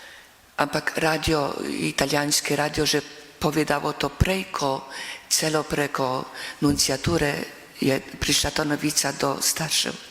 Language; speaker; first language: Slovenian; non-native, fluent; Polish